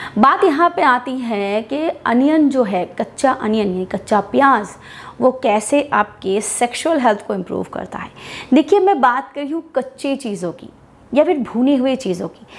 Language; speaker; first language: Hindi; non-native, local second language; Bangla